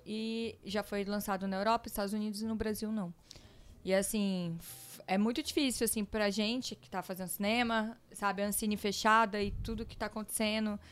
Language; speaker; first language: Portuguese; native; Portuguese